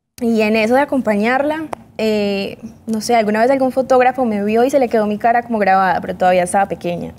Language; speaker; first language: Spanish; native; Spanish